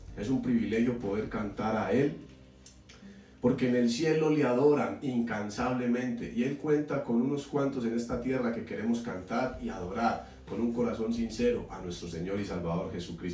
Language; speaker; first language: Spanish; native; Spanish